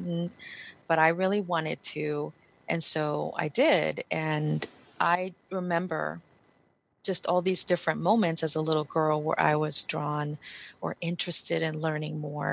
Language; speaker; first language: English; early bilingual, other home language; Spanish